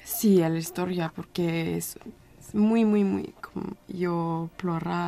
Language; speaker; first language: Spanish; non-native, learner; French